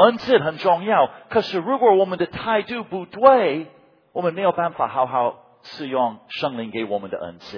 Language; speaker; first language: Chinese; non-native, fluent; English